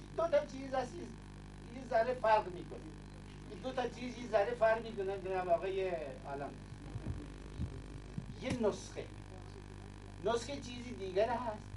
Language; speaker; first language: Persian; non-native, fluent; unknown